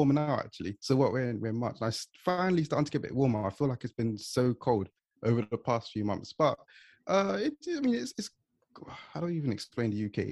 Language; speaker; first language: English; native; English